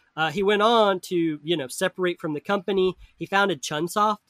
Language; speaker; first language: English; native; English